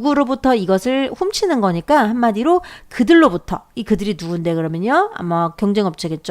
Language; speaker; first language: Korean; native; Korean